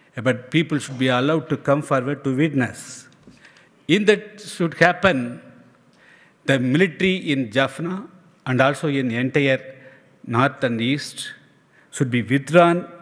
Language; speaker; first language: English; non-native, local second language; Tamil